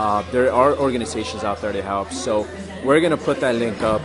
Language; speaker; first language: English; early bilingual, other home language; Spanish